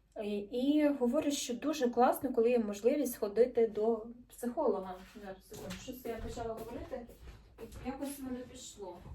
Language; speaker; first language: Ukrainian; native; Ukrainian